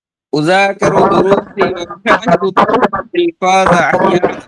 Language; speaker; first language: Arabic; non-native, learner; Bangla